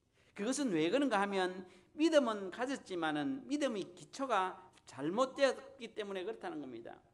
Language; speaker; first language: Korean; native; Korean